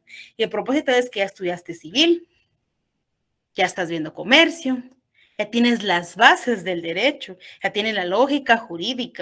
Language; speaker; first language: Spanish; native; Spanish